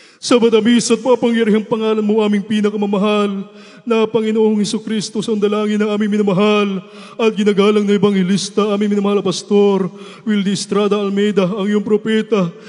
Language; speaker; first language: Filipino; native; Filipino